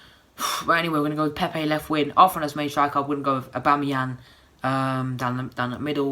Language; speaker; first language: English; native; English